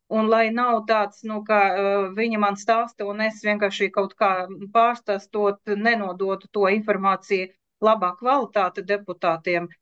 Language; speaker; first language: Latvian; non-native, local second language; Russian